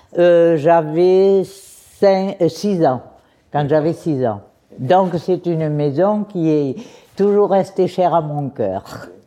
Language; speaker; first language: French; early bilingual, other home language; Spanish